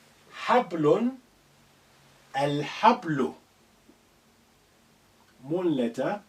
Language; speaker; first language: Arabic; non-native, fluent; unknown